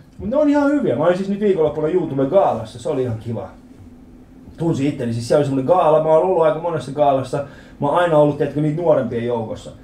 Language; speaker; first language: Finnish; early bilingual, other home language; Persian